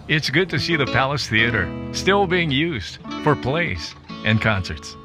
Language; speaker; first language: English; native; English